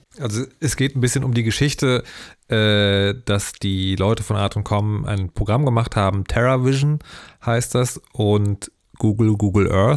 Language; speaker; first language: German; native; German